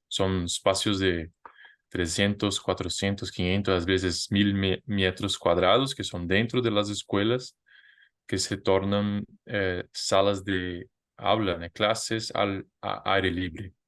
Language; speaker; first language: Spanish; non-native, fluent; Portuguese